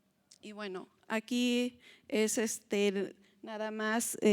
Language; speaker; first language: Spanish; native; Spanish